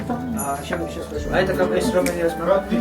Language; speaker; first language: Russian; non-native, fluent; Georgian